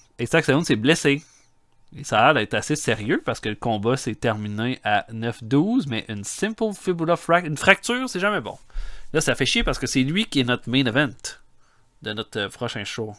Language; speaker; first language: French; native; French